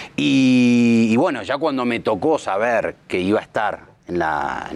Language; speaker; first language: Spanish; native; Spanish